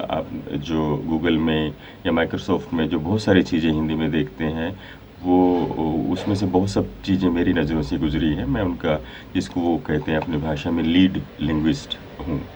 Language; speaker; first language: Hindi; native; Hindi